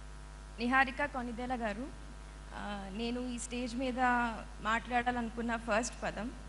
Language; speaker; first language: Telugu; non-native, learner; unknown